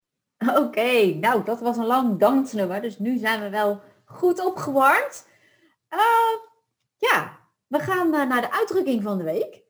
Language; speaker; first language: Dutch; native; Dutch